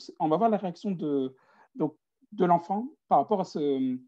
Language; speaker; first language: French; native; French